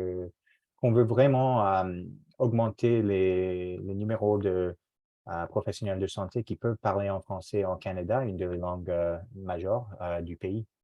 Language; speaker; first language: French; non-native, fluent; English